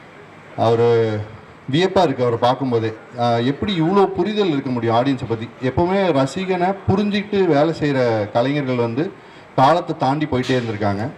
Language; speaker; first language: Tamil; native; Tamil